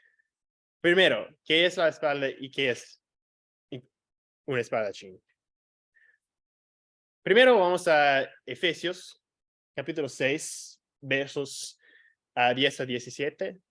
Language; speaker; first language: Spanish; non-native, fluent; English